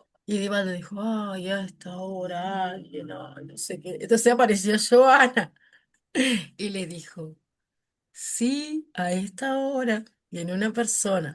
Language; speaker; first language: Spanish; native; Spanish